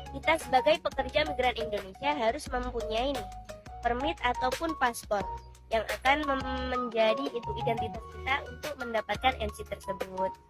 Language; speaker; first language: Indonesian; native; Indonesian